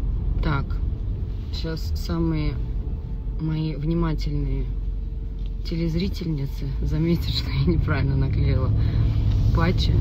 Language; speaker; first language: Russian; native; Russian